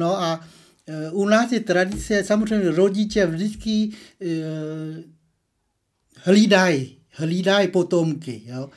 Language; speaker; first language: Czech; non-native, learner; Vietnamese